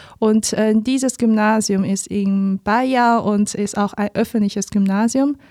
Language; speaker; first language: German; non-native, fluent; Chinese